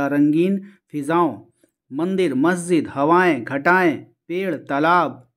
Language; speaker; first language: Hindi; native; Hindi